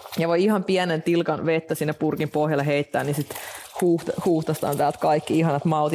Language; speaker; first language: Finnish; non-native, fluent; Russian